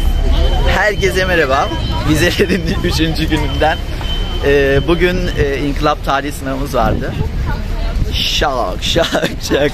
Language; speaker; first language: Turkish; native; Turkish